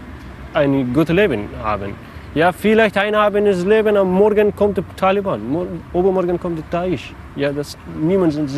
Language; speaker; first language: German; non-native, learner; Persian